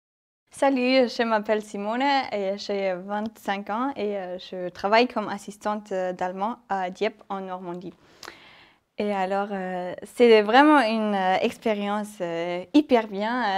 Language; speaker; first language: French; non-native, fluent; German